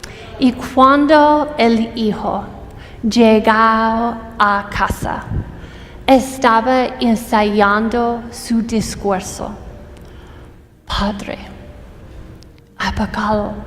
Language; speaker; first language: Spanish; non-native, fluent; English